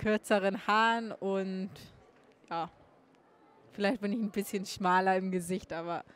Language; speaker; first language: German; native; German